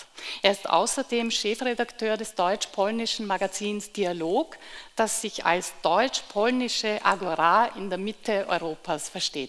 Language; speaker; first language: German; native; German